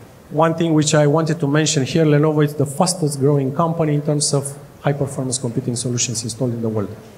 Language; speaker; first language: English; non-native, fluent; Romanian